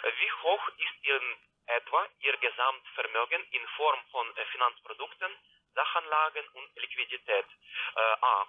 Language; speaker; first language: German; non-native, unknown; Bulgarian